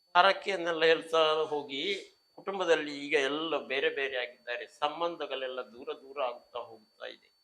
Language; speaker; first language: Kannada; non-native, local second language; Marathi